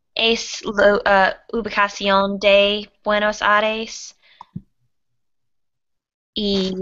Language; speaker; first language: Spanish; non-native, learner; English